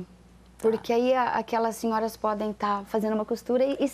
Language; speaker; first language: Portuguese; native; Portuguese